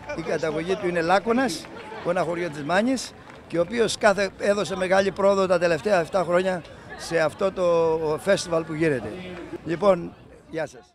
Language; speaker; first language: Greek; native; Greek